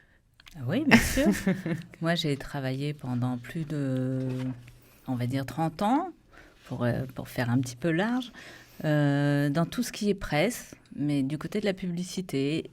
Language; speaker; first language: French; native; French